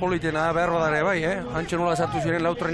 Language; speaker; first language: Basque; native; Basque